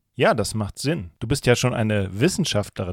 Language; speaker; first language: German; native; German